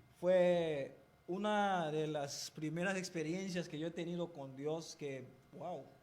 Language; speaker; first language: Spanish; non-native, fluent; Haitian Creole